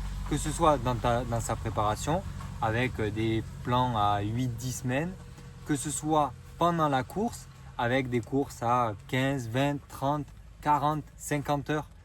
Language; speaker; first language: French; native; French